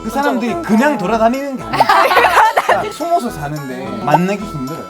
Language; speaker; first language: Korean; non-native, fluent; Spanish